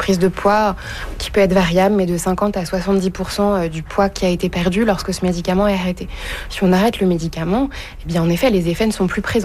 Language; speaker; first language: French; native; French